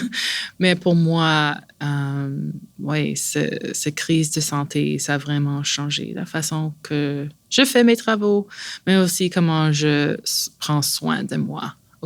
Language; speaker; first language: French; non-native, local second language; English